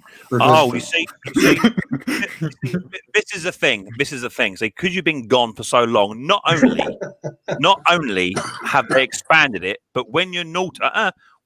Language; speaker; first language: English; native; English